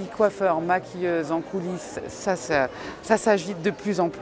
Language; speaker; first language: French; native; French